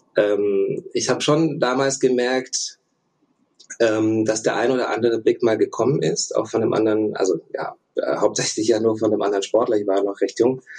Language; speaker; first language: German; early bilingual, other home language; Russian